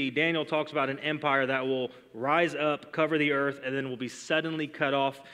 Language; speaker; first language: English; native; English